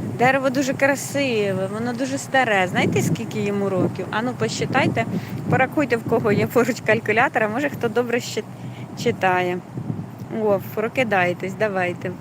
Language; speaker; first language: Ukrainian; native; Ukrainian